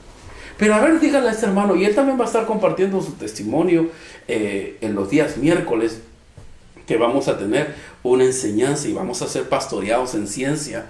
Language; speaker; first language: Spanish; native; Spanish